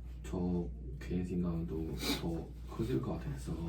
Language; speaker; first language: Korean; non-native, learner; Chinese